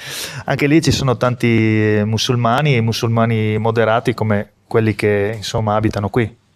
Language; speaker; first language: Italian; native; Italian